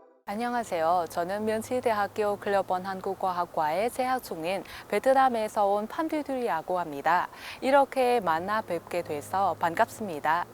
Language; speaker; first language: Korean; non-native, fluent; Vietnamese